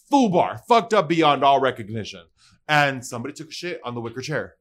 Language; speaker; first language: English; early bilingual, other home language; Spanish